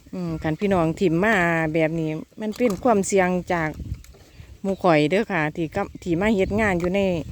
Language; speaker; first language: Thai; native; Thai